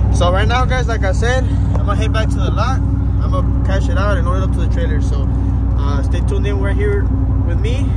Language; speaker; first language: English; early bilingual, other home language; Spanish